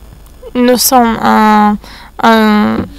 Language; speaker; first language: French; non-native, fluent; Arabic